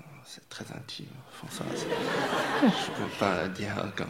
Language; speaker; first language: French; non-native, fluent; Chinese